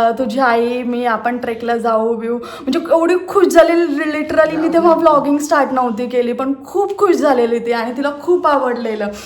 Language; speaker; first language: Marathi; non-native, local second language; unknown